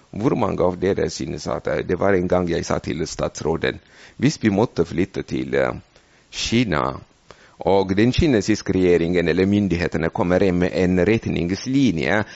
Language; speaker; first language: Norwegian; non-native, fluent; Amharic